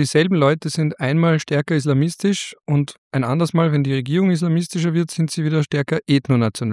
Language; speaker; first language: German; native; German